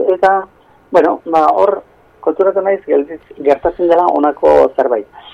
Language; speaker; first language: Basque; non-native, local second language; Spanish